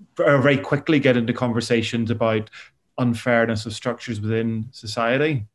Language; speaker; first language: English; native; English